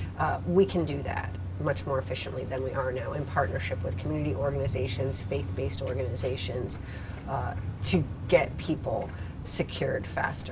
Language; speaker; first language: English; native; English